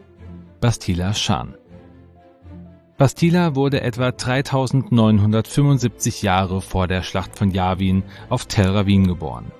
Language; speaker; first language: German; native; German